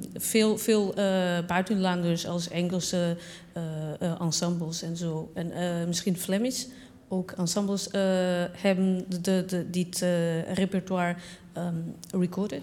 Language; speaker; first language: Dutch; non-native, learner; Portuguese